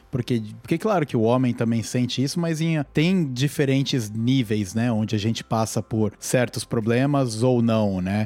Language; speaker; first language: Portuguese; native; Portuguese